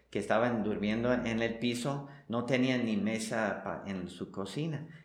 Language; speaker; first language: Spanish; non-native, fluent; English